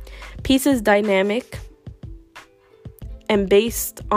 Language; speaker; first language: English; native; English